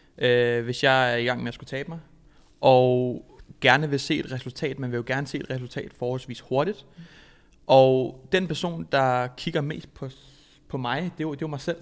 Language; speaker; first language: Danish; native; Danish